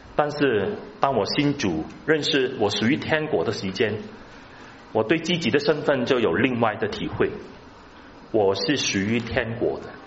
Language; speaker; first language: Chinese; non-native, local second language; Cantonese